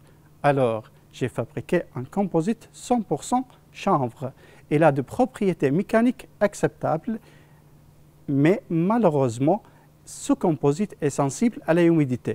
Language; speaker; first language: French; non-native, fluent; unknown